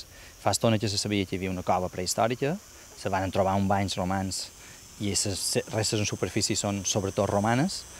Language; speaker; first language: Catalan; native; Catalan